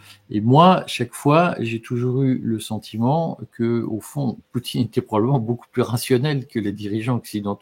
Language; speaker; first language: French; native; French